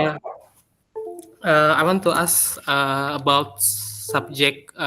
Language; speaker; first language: English; non-native, learner; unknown